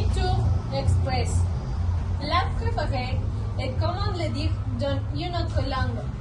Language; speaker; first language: French; non-native, learner; Spanish